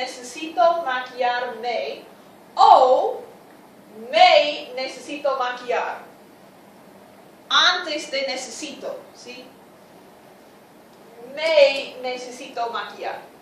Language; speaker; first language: Spanish; non-native, fluent; English